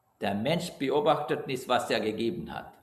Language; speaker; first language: German; non-native, fluent; Sinhala